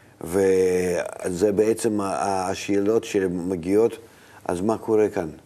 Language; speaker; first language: Hebrew; non-native, fluent; Russian